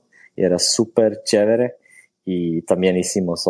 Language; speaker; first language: Spanish; non-native, fluent; Swedish